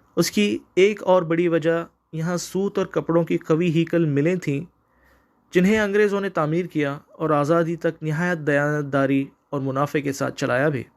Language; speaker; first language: Urdu; native; Urdu